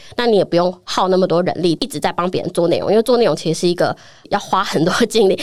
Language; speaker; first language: Chinese; native; Chinese